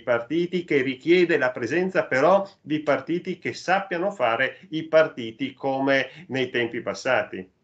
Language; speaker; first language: Italian; native; Italian